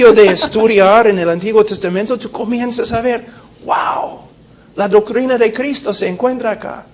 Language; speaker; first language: Spanish; non-native, fluent; English